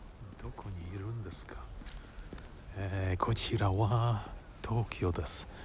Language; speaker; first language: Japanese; non-native, learner; English